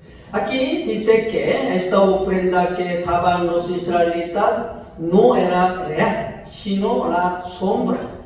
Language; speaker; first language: Spanish; non-native, fluent; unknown